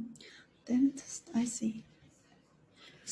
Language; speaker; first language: English; non-native, learner; Japanese